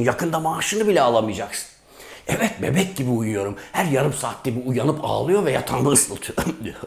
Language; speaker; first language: Turkish; native; Turkish